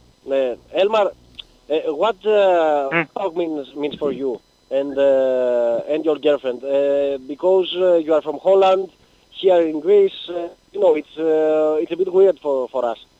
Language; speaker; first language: English; non-native, learner; Greek